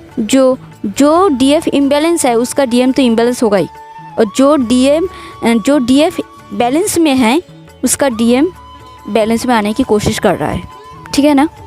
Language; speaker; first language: Hindi; non-native, local second language; Bangla